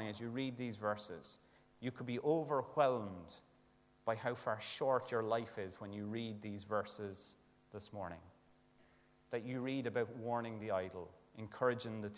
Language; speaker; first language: English; native; English